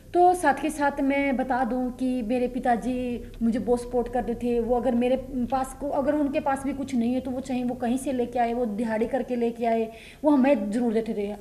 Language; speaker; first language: Hindi; native; Hindi